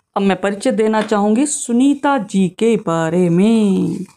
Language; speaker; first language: Hindi; native; Hindi